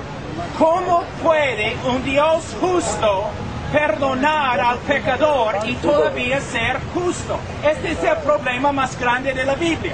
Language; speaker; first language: Spanish; non-native, fluent; English